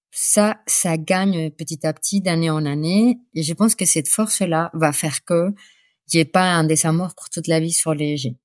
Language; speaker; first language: French; non-native, fluent; Spanish